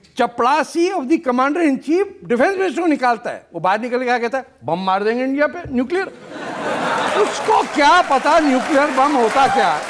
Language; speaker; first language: Urdu; native; Urdu